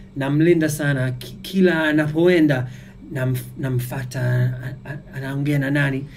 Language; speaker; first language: Swahili; non-native, fluent; English